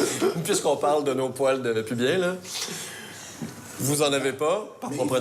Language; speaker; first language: French; native; French